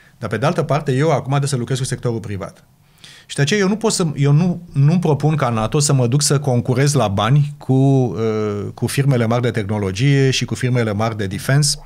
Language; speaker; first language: Romanian; native; Romanian